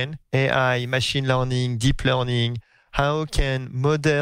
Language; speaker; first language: English; non-native, fluent; French